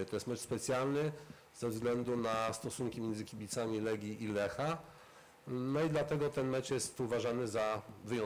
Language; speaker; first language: Polish; native; Polish